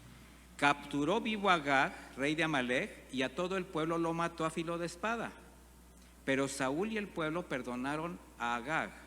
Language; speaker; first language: Spanish; native; Spanish